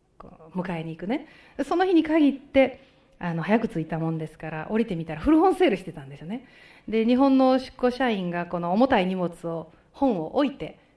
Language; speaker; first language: Japanese; native; Japanese